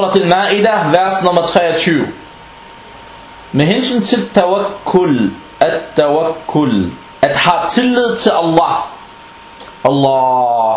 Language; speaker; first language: Danish; non-native, fluent; Arabic